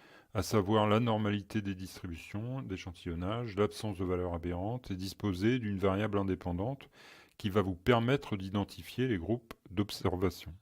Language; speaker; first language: French; native; French